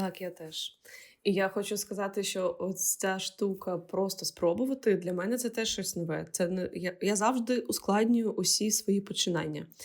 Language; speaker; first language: Ukrainian; non-native, local second language; Russian